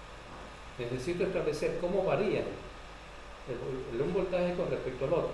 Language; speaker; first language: Spanish; native; Spanish